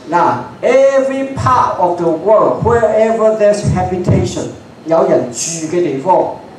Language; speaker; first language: English; non-native, learner; Cantonese